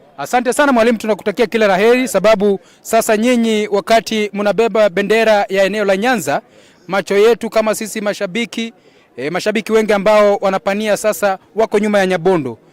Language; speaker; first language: Swahili; non-native, local second language; Gusii